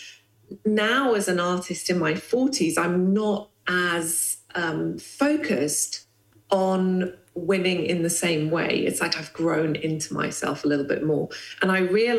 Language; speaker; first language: English; native; English